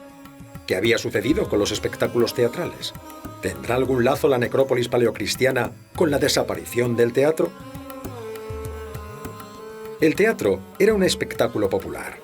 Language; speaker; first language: Spanish; native; Spanish